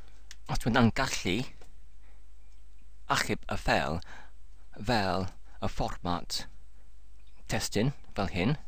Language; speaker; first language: Welsh; non-native, learner; English